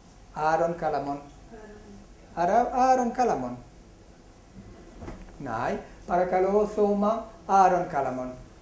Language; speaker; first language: Greek; non-native, fluent; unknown